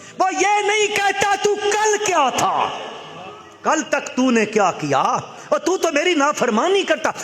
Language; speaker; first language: Urdu; non-native, local second language; Punjabi